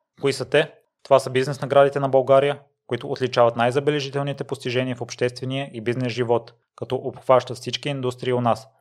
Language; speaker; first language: Bulgarian; native; Bulgarian